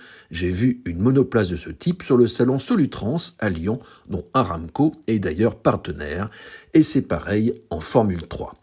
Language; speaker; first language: French; native; French